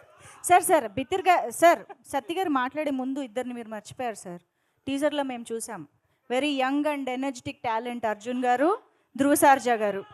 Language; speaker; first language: Telugu; native; Telugu